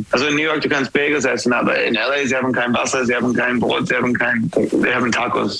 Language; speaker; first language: German; non-native, fluent; English